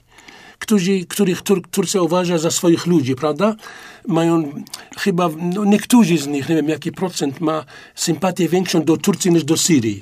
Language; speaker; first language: Polish; non-native, fluent; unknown